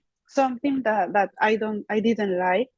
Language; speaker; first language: English; non-native, learner; Spanish